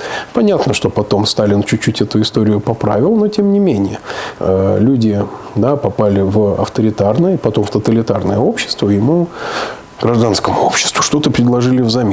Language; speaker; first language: Russian; native; Russian